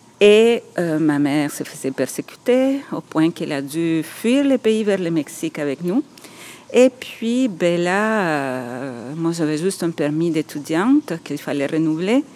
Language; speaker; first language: French; non-native, fluent; Spanish